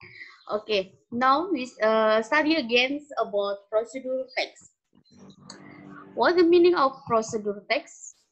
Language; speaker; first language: English; non-native, learner; Indonesian